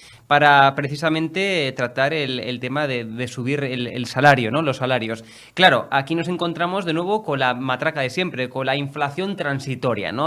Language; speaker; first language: Spanish; native; Spanish